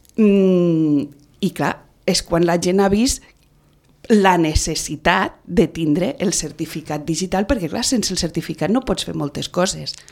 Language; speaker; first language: Catalan; native; Catalan